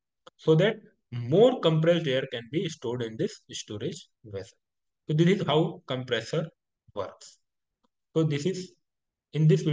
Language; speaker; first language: English; non-native, local second language; Hindi